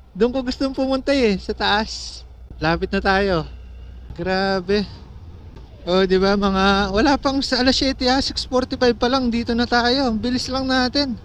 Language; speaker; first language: Filipino; non-native, local second language; Pampanga